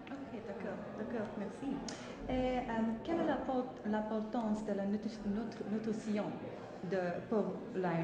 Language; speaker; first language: French; non-native, learner; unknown